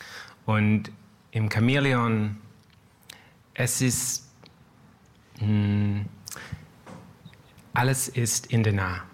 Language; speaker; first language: German; non-native, learner; English